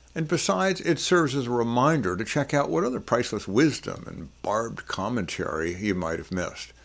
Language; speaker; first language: English; native; English